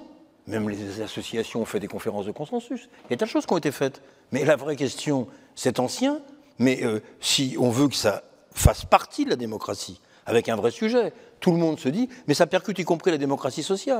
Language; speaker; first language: French; native; French